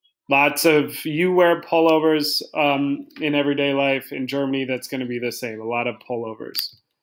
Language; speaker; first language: English; native; English